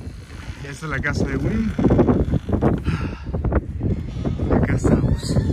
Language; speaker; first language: Spanish; native; Spanish